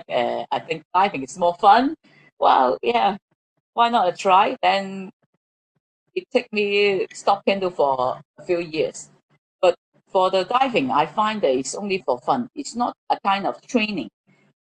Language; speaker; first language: English; non-native, local second language; Cantonese